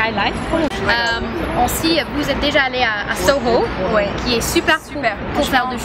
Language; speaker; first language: French; non-native, fluent; English